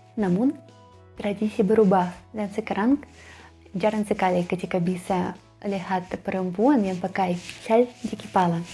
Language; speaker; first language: Indonesian; non-native, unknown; Russian